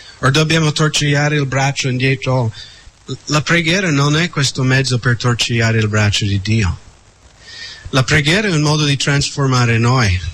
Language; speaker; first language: Italian; non-native, fluent; English